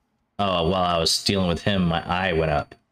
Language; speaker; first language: English; native; English